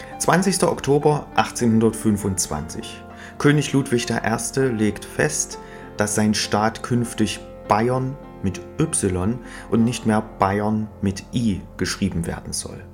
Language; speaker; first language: German; native; German